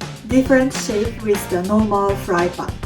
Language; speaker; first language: English; non-native, learner; Japanese